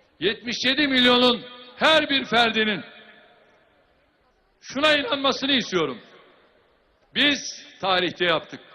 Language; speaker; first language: Turkish; native; Turkish